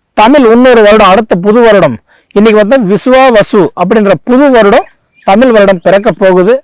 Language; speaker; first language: Tamil; native; Tamil